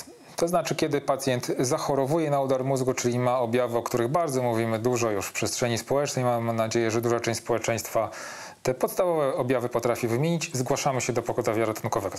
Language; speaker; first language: Polish; native; Polish